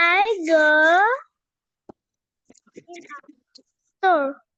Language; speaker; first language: English; non-native, learner; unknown